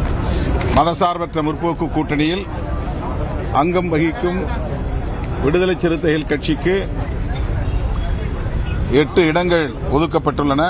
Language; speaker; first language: Tamil; native; Tamil